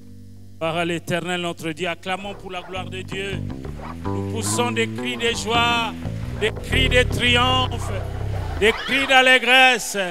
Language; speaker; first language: French; non-native, local second language; Lingala